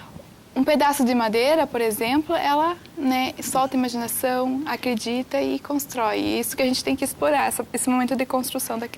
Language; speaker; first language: Portuguese; native; Portuguese